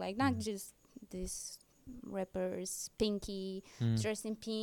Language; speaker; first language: English; non-native, fluent; Romanian